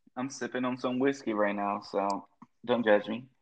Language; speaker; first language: English; early bilingual, other home language; Spanish